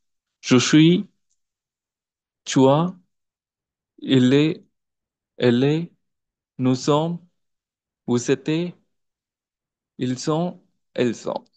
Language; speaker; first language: French; non-native, learner; Telugu